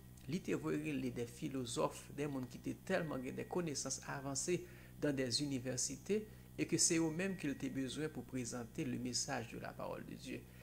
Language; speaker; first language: French; non-native, local second language; Haitian Creole